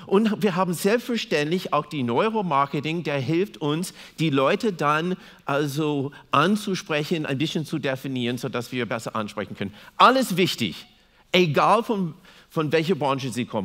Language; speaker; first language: German; non-native, fluent; English